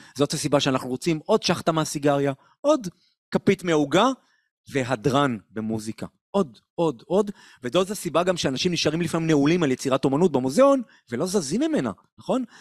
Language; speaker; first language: Hebrew; native; Hebrew